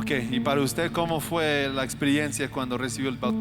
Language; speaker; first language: Spanish; non-native, fluent; English